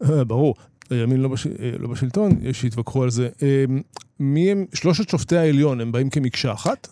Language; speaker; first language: Hebrew; native; Hebrew